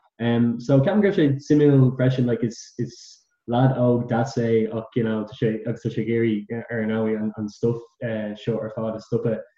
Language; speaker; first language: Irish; non-native, local second language; English